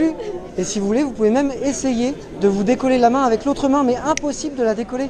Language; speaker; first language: French; native; French